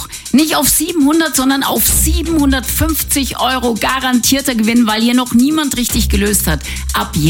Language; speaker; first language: German; native; German